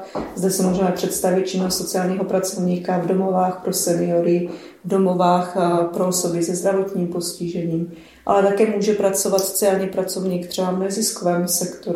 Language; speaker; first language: Czech; native; Czech